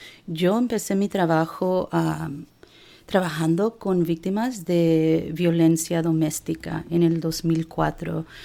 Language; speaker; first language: Spanish; early bilingual, heritage; Spanish